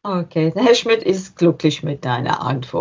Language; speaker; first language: German; non-native, learner; English